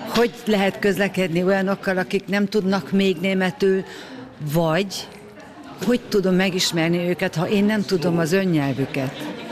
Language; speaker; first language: Hungarian; early bilingual, heritage; German